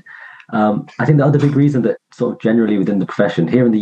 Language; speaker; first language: English; native; English